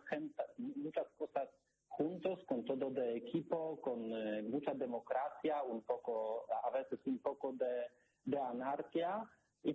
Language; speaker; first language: Spanish; non-native, learner; Polish